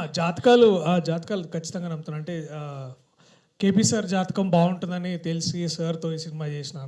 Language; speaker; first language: Telugu; native; Telugu